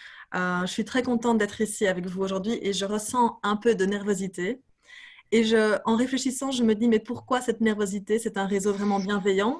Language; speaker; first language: French; native; French